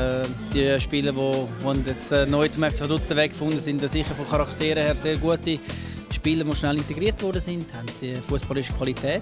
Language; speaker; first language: German; native; German